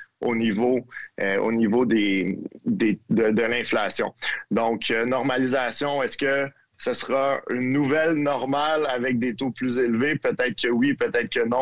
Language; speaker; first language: French; native; French